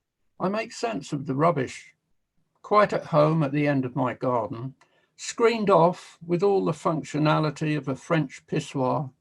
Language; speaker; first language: English; native; English